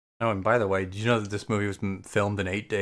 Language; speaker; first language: English; native; English